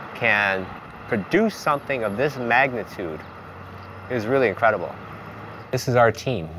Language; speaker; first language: English; native; English